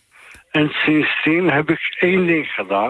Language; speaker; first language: Dutch; non-native, fluent; Turkish